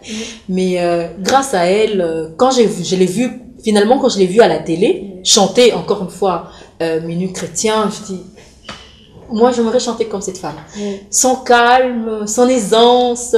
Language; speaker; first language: French; non-native, local second language; Lingala